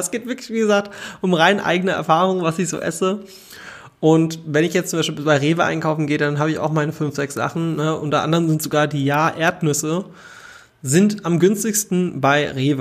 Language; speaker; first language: German; native; German